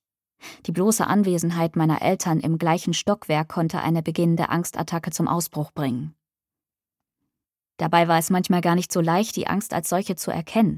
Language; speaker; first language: German; native; German